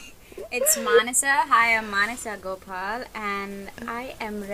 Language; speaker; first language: English; native; English